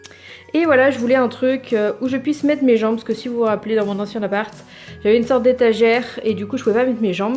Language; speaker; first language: French; native; French